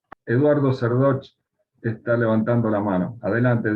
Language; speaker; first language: Spanish; native; Spanish